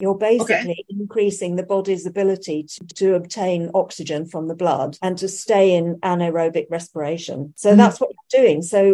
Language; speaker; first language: English; native; English